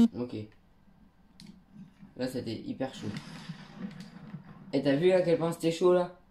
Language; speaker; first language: French; native; French